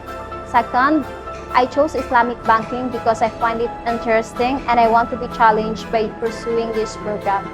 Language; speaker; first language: English; non-native, local second language; Filipino